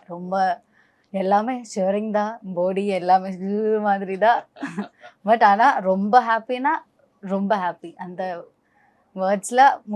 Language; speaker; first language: Tamil; non-native, learner; Malayalam